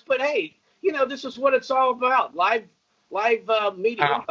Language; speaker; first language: English; native; English